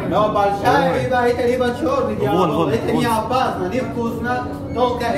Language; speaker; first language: Russian; non-native, learner; Arabic